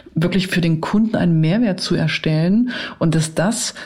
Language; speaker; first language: German; native; German